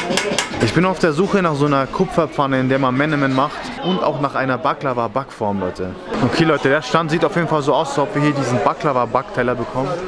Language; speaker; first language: German; native; German